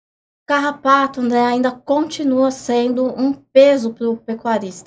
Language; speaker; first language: Portuguese; native; Portuguese